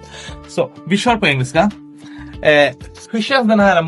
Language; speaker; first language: Swedish; non-native, fluent; Bangla